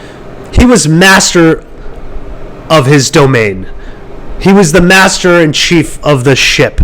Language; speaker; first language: English; native; English